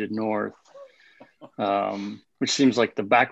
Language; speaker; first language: English; native; English